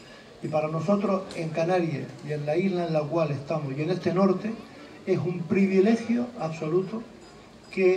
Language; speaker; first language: Spanish; native; Spanish